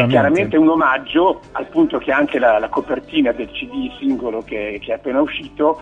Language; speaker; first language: Italian; native; Italian